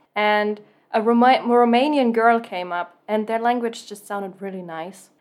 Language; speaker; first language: English; non-native, fluent; German